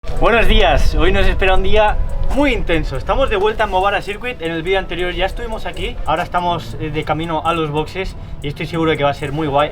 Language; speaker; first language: Spanish; native; Spanish